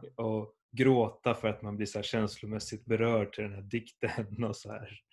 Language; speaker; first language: Swedish; early bilingual, other home language; Persian